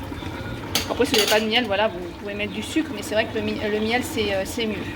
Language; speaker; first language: French; native; French